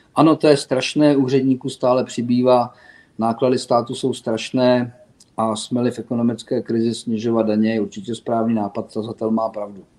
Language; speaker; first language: Czech; native; Czech